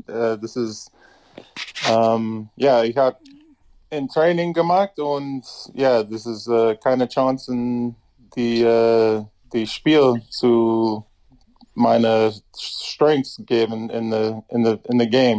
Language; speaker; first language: German; non-native, learner; English